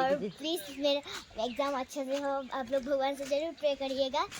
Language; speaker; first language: Hindi; non-native, local second language; Assamese